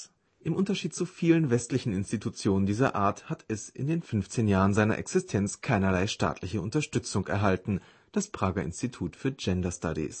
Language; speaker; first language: German; native; German